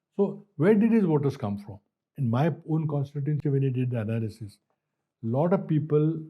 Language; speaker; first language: English; non-native, local second language; Hindi